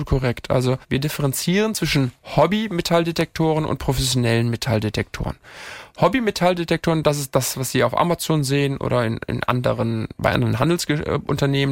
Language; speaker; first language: German; native; German